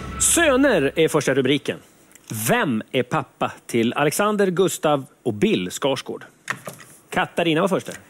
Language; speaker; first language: Swedish; native; Swedish